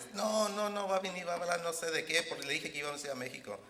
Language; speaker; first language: Spanish; early bilingual, heritage; Spanish